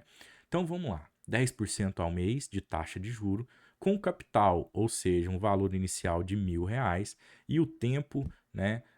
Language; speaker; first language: Portuguese; native; Portuguese